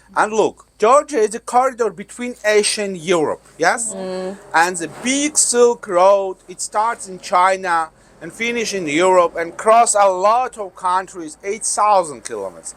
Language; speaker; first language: English; non-native, learner; Georgian